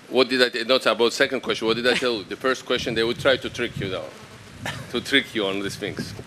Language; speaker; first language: English; non-native, fluent; Georgian